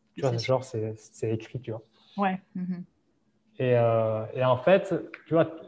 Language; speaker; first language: French; native; French